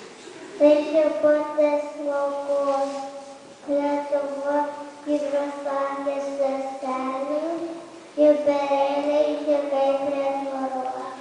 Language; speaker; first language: Lithuanian; early bilingual, heritage; Lithuanian